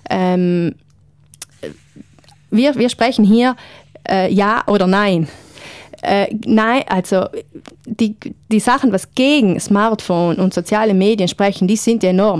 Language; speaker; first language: German; native; German